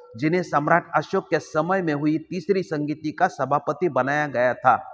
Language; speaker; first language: Hindi; non-native, local second language; Marathi